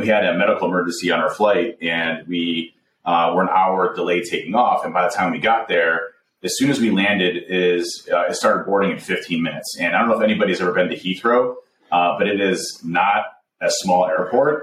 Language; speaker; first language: English; native; English